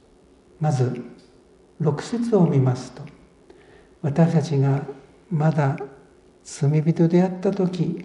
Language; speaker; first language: Japanese; native; Japanese